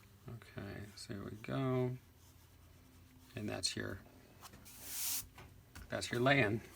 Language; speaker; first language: English; native; English